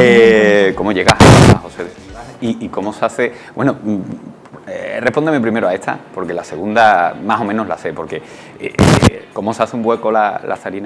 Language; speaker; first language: Spanish; native; Spanish